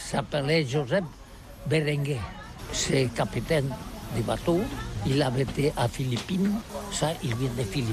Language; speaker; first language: French; non-native, learner; Catalan